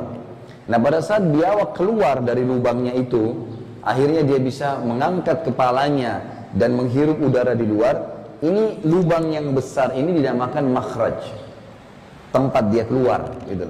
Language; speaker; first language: Indonesian; native; Indonesian